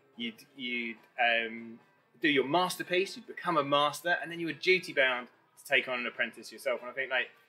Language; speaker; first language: English; native; English